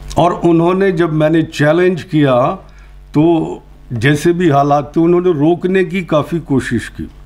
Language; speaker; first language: Urdu; native; Urdu